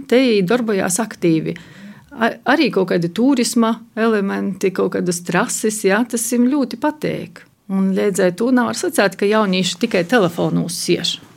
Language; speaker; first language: Latvian; native; Latvian